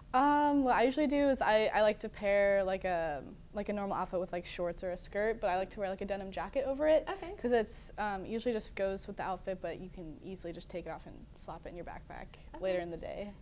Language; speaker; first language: English; native; English